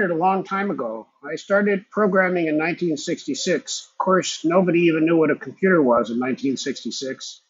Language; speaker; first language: English; early bilingual, other home language; Hebrew